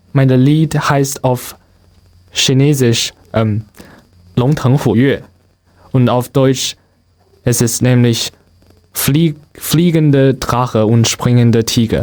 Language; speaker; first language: German; non-native, learner; Chinese